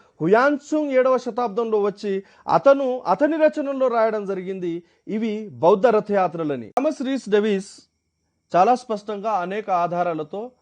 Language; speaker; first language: Telugu; non-native, local second language; Marathi